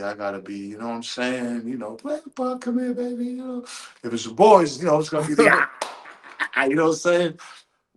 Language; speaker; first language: English; native; English